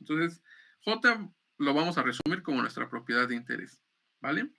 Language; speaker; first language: Spanish; native; Spanish